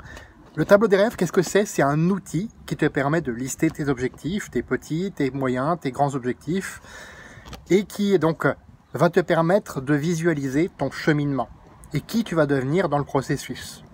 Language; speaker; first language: French; native; French